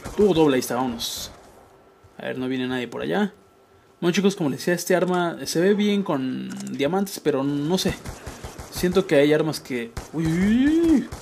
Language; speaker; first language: Spanish; native; Spanish